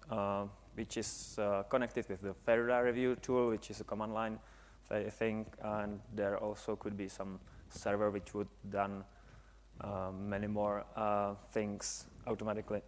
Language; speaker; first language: English; non-native, fluent; Czech